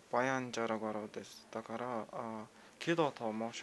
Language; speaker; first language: Japanese; non-native, learner; Mongolian